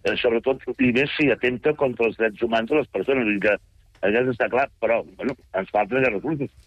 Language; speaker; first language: Catalan; native; Catalan